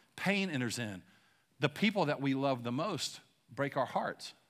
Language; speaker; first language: English; native; English